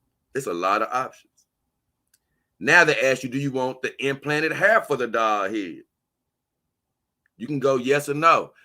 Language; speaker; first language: English; native; English